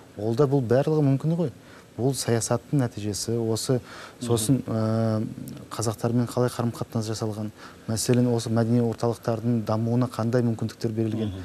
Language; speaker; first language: Kazakh; non-native, local second language; Uzbek